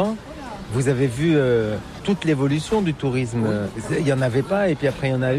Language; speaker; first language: French; native; French